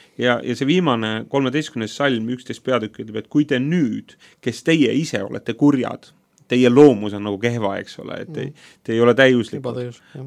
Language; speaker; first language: Estonian; native; Estonian